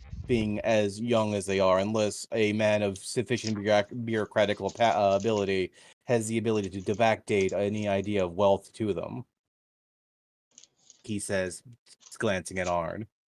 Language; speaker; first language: English; native; English